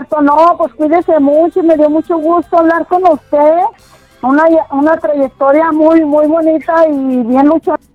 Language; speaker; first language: Spanish; native; Spanish